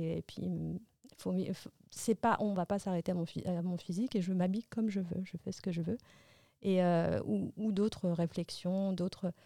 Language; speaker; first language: French; early bilingual, other home language; Arabic